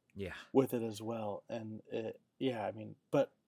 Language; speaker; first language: English; native; English